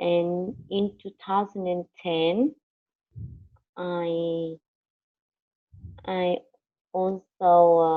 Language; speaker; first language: English; non-native, learner; Vietnamese